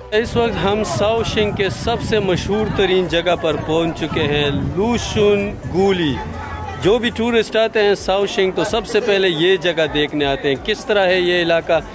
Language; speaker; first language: Urdu; non-native, local second language; Pashto